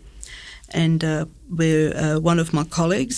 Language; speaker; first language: English; native; English